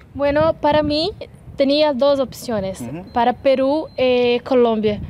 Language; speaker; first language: Spanish; non-native, learner; Portuguese